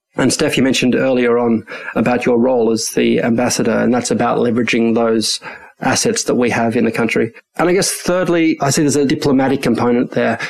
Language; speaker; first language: English; early bilingual, other home language; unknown